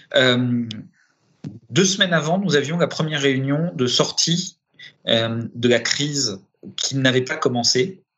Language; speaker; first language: French; early bilingual, other home language; Romanian